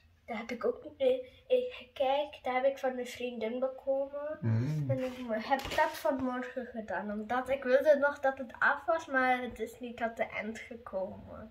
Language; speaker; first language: Dutch; non-native, learner; German